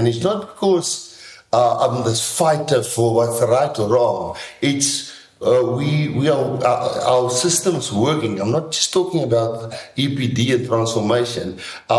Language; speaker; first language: English; non-native, local second language; Afrikaans